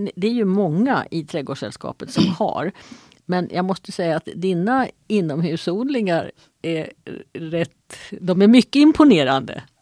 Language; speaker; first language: Swedish; native; Swedish